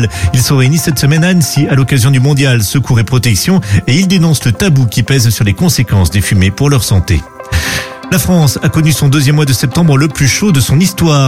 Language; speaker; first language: French; native; French